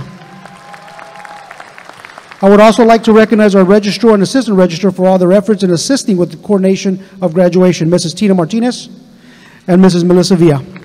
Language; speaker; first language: English; native; English